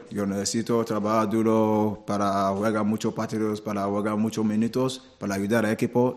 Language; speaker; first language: Spanish; non-native, learner; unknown